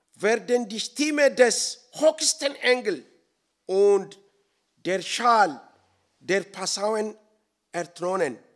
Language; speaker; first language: German; non-native, learner; Oromo